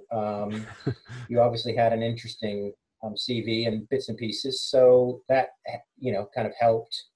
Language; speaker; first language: English; native; English